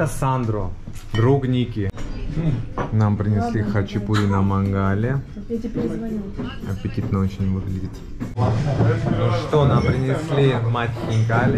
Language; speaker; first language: Russian; native; Russian